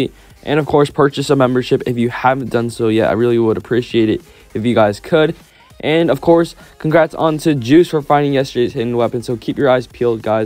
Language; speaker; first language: English; native; English